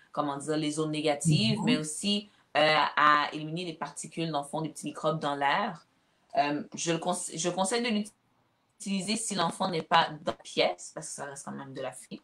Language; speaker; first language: French; native; French